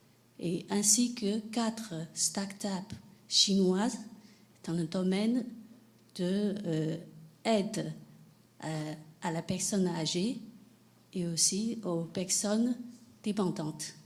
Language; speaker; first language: French; non-native, fluent; Chinese